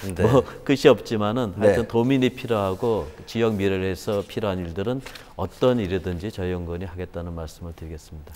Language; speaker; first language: Korean; native; Korean